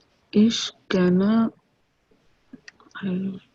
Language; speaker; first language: German; non-native, learner; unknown